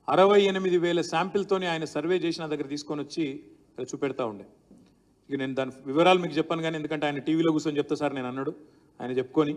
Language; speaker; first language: Telugu; native; Telugu